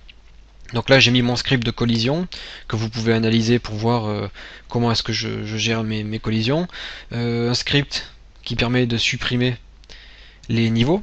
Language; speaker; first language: French; native; French